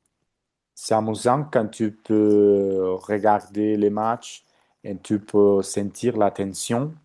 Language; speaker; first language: French; non-native, learner; Spanish